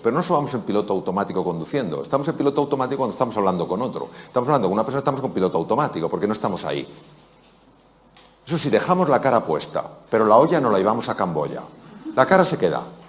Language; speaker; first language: Spanish; native; Spanish